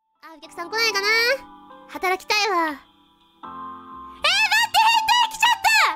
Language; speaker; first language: Japanese; native; Japanese